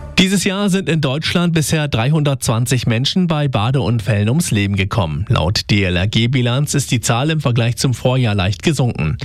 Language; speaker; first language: German; native; German